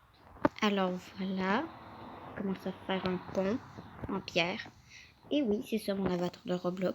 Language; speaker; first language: French; native; French